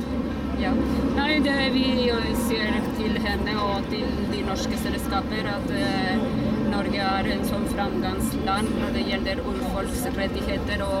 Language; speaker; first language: Norwegian; non-native, fluent; Spanish